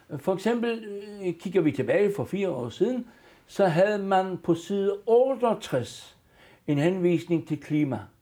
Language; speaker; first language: Danish; native; Danish